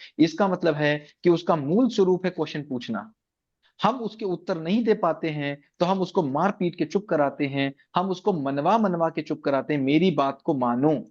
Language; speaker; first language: Hindi; native; Hindi